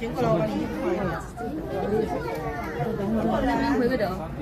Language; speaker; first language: Chinese; native; Chinese